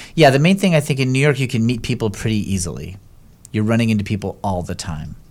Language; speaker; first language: English; native; English